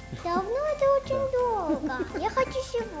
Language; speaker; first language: Russian; non-native, learner; Tajik